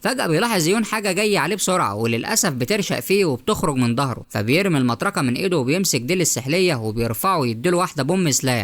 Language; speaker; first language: Arabic; native; Arabic